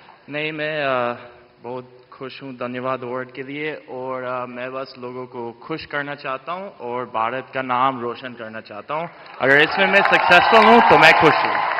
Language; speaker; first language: Hindi; non-native, fluent; English